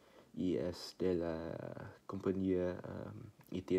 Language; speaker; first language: Spanish; non-native, learner; English